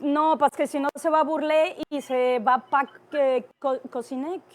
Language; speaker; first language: French; non-native, learner; Spanish